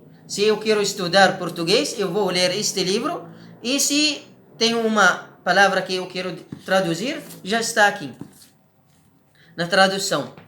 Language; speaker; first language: Portuguese; non-native, learner; Arabic